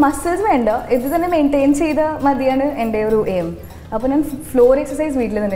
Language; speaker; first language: Malayalam; non-native, local second language; Hindi